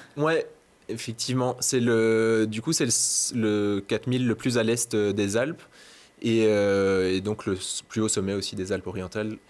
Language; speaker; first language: French; native; French